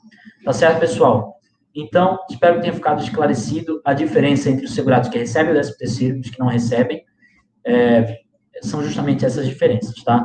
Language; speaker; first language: Portuguese; native; Portuguese